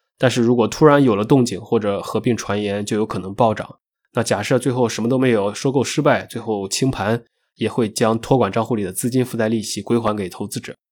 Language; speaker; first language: Chinese; native; Chinese